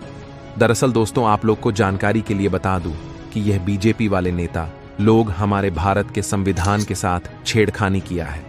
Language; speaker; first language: Hindi; native; Hindi